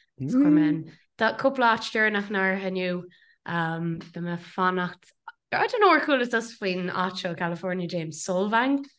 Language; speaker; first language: Irish; native; Irish